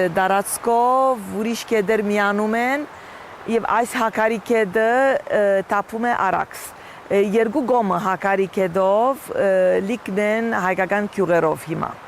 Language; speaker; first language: Armenian; early bilingual, heritage; Armenian